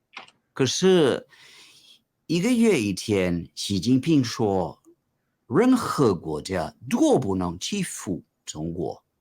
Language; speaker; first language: Chinese; non-native, fluent; English